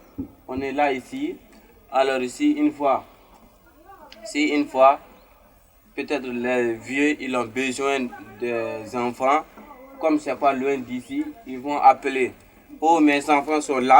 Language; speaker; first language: French; non-native, learner; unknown